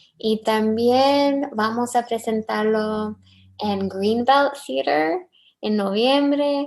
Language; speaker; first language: Spanish; early bilingual, heritage; English